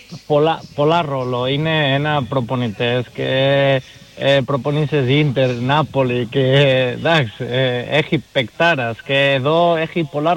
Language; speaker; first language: Greek; non-native, learner; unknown